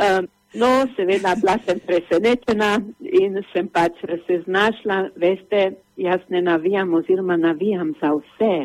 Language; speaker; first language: Slovenian; native; Slovenian